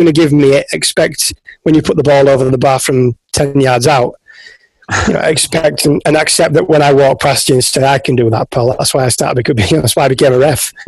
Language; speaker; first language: English; native; English